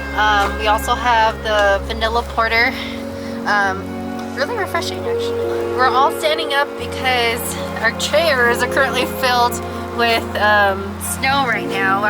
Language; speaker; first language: English; native; English